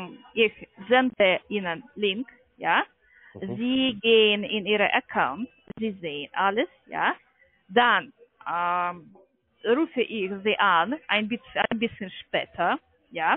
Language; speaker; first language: German; non-native, learner; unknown